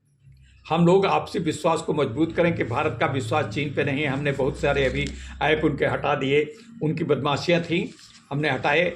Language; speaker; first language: Hindi; native; Hindi